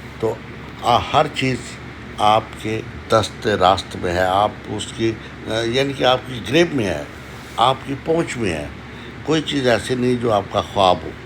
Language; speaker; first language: Urdu; native; Urdu